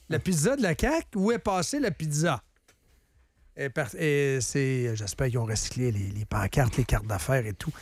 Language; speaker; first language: French; native; French